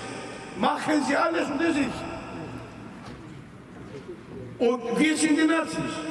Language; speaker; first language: German; non-native, fluent; Greek